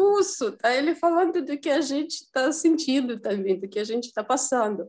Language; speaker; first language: Portuguese; non-native, fluent; Russian